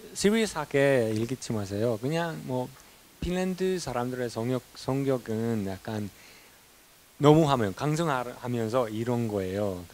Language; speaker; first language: Korean; non-native, fluent; Finnish